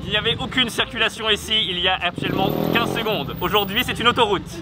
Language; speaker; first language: French; native; French